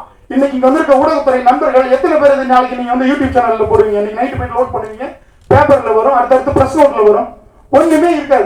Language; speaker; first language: Tamil; native; Tamil